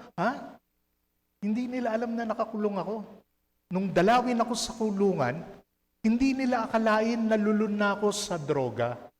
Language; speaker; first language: Filipino; native; Filipino